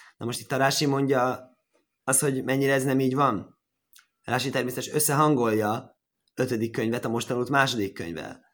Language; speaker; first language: Hungarian; early bilingual, heritage; Hungarian